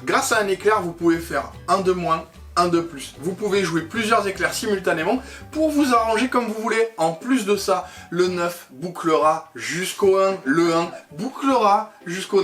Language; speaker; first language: French; native; French